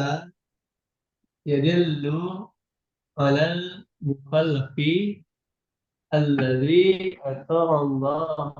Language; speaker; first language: Arabic; non-native, learner; Indonesian